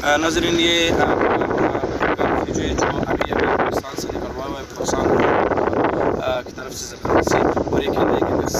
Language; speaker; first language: Hindi; non-native, fluent; Pashto